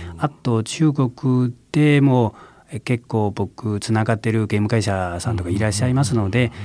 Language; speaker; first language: Japanese; non-native, fluent; Chinese